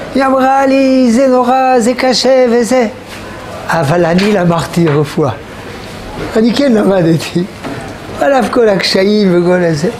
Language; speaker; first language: Hebrew; non-native, fluent; French